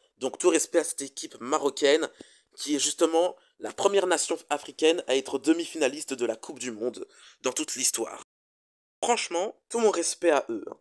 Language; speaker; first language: French; native; French